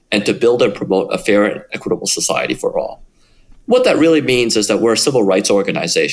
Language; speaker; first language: English; native; English